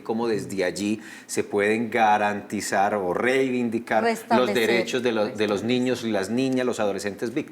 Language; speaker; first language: Spanish; native; Spanish